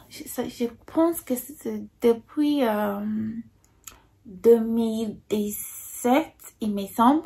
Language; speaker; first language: French; non-native, fluent; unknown